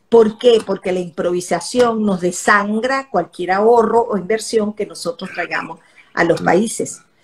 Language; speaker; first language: Spanish; native; Spanish